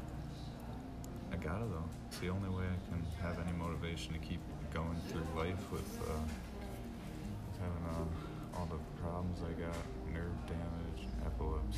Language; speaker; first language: English; native; English